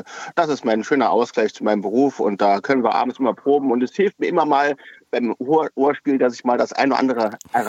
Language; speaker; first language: German; native; German